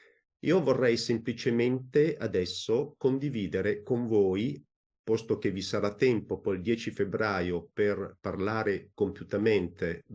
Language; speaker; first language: Italian; native; Italian